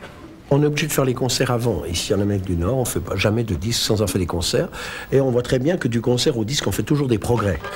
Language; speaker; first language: French; native; French